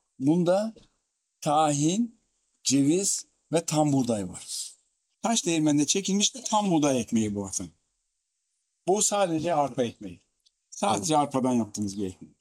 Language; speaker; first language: Turkish; native; Turkish